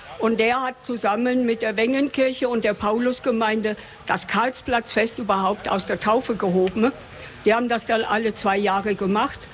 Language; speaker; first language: German; native; German